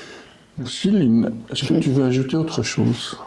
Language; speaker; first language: French; native; French